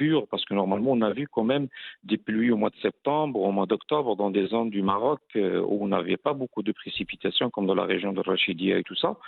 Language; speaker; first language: French; non-native, local second language; Arabic